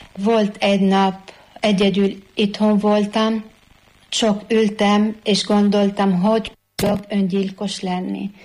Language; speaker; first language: Hungarian; non-native, fluent; Arabic